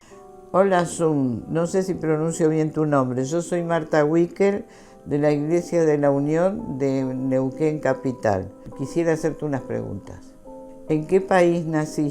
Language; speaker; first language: Spanish; native; Spanish